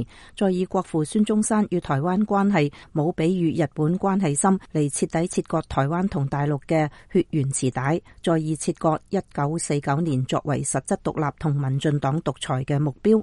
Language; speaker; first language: Chinese; native; Chinese